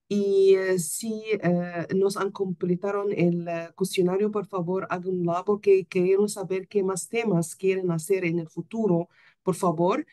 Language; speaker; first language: Spanish; non-native, fluent; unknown